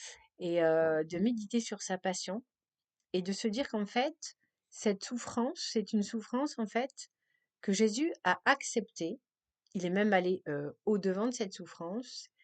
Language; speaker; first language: French; native; French